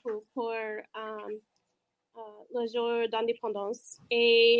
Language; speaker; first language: French; non-native, learner; English